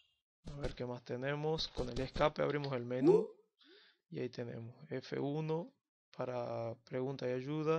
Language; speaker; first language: Spanish; native; Spanish